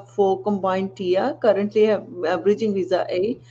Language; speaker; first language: English; non-native, local second language; Punjabi